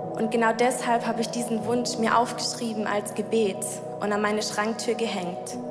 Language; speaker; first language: German; native; German